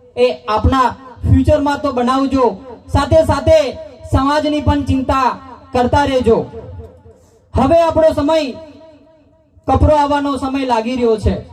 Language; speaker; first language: Gujarati; non-native, local second language; Rathawi